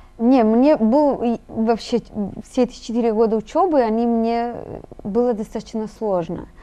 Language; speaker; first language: Russian; non-native, fluent; Italian